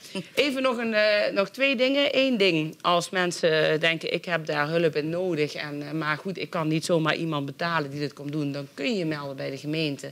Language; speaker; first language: Dutch; native; Dutch